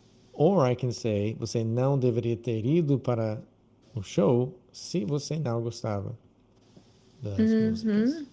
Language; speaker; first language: Portuguese; non-native, fluent; English